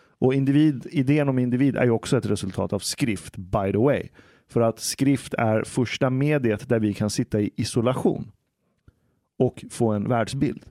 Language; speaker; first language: Swedish; native; Swedish